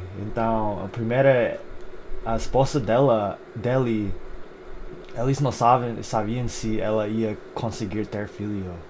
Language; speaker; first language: Portuguese; non-native, fluent; English